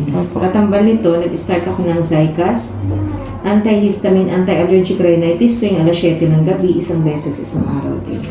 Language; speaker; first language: Filipino; native; Filipino